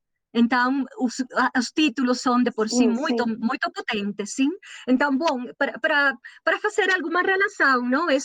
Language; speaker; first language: Portuguese; non-native, learner; Spanish